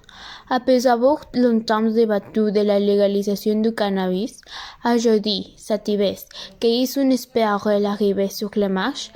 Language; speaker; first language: French; non-native, learner; Spanish